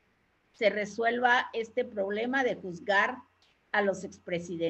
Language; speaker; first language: Spanish; native; Spanish